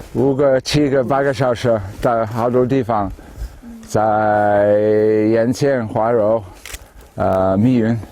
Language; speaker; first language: Chinese; non-native, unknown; English